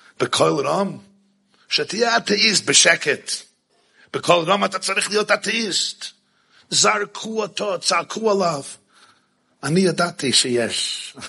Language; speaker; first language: Hebrew; non-native, fluent; English